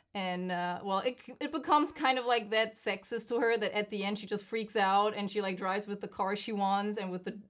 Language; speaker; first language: English; non-native, fluent; German